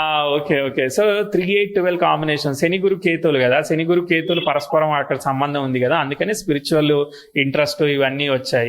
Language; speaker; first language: Telugu; native; Telugu